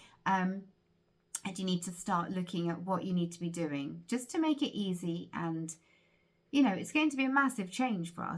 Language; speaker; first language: English; native; English